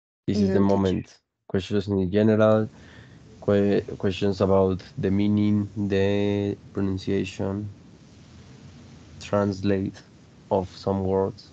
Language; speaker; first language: English; non-native, fluent; Spanish